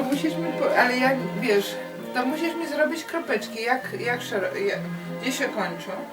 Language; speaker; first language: Polish; native; Polish